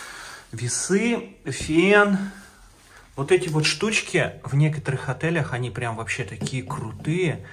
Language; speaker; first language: Russian; native; Russian